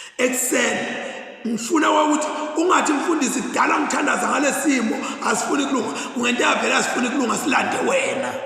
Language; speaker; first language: Zulu; non-native, local second language; Swati